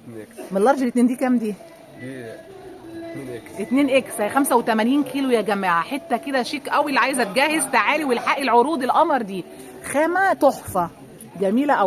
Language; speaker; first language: Arabic; native; Arabic